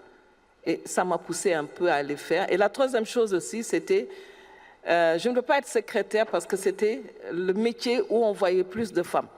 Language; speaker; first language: French; non-native, local second language; Wolof